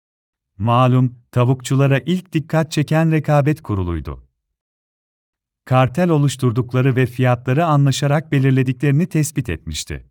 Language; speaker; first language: Turkish; native; Turkish